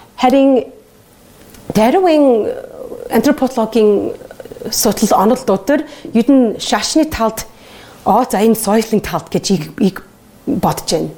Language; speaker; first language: Mongolian; non-native, learner; English